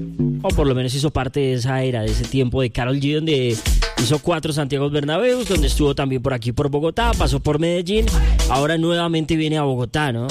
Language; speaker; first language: Spanish; native; Spanish